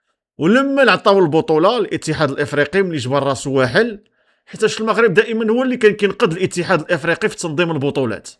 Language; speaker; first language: Arabic; native; Arabic